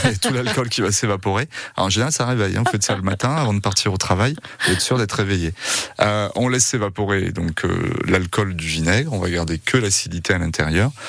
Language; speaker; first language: French; native; French